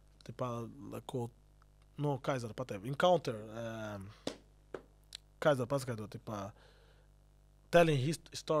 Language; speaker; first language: Latvian; non-native, learner; Portuguese